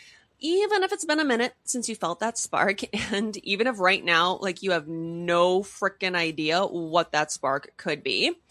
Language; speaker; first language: English; native; English